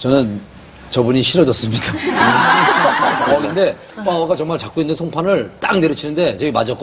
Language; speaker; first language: Korean; native; Korean